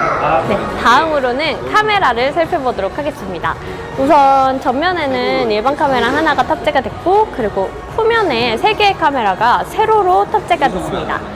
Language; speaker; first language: Korean; native; Korean